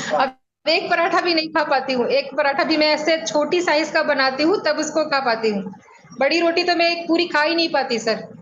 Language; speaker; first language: Hindi; non-native, local second language; Gujarati